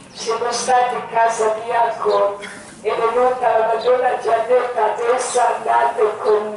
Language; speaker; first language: Italian; non-native, learner; Croatian